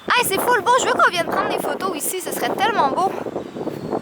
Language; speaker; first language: French; native; French